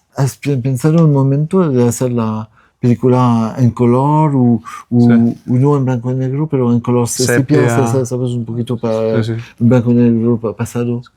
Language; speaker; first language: Spanish; non-native, learner; French